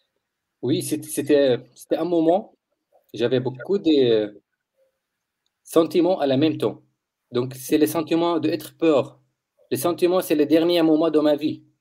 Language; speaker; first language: French; non-native, learner; Arabic